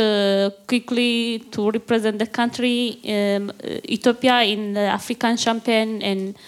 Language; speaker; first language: English; non-native, learner; Tigrinya